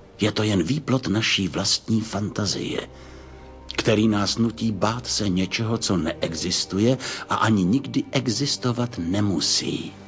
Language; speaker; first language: Czech; native; Czech